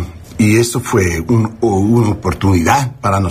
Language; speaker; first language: Spanish; early bilingual, heritage; Spanish